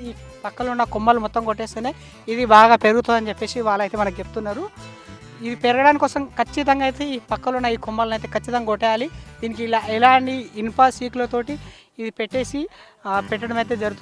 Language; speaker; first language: Telugu; native; Telugu